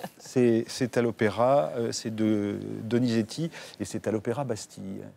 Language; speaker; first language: French; native; French